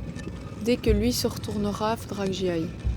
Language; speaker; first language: French; native; French